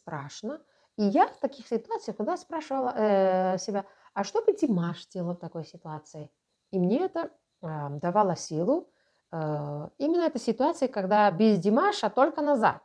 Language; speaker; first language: Russian; non-native, local second language; Georgian